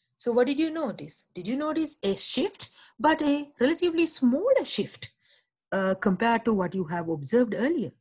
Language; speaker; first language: English; non-native, local second language; Sinhala